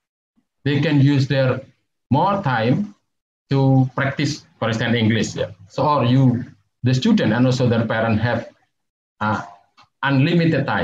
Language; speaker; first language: English; non-native, fluent; Javanese